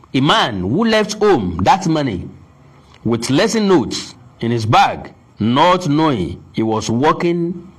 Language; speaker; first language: English; non-native, local second language; Yoruba